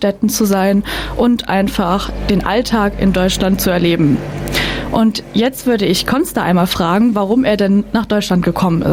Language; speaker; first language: German; native; German